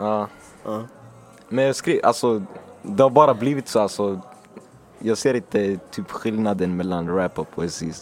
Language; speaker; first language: Swedish; early bilingual, other home language; Finnish